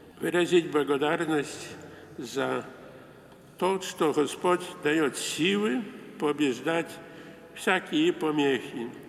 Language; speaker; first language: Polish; non-native, local second language; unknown